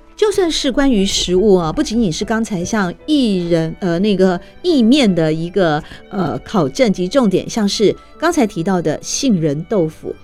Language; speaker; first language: Chinese; native; Chinese